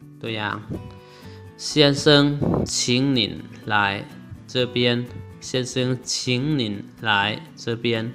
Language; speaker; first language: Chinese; non-native, fluent; Lao